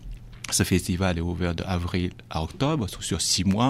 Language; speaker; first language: French; non-native, fluent; Chinese